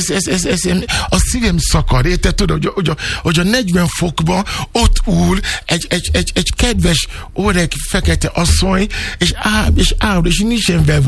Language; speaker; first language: Hungarian; non-native, fluent; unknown